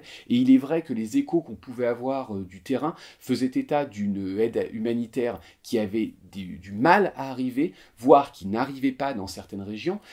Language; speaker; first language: French; native; French